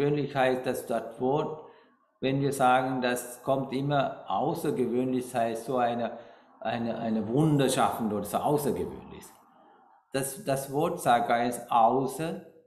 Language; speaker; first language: German; non-native, learner; Sinhala